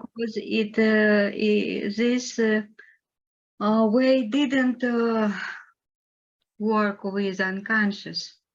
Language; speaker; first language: English; non-native, learner; Russian